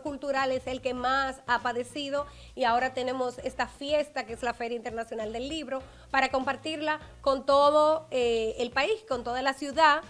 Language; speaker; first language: Spanish; native; Spanish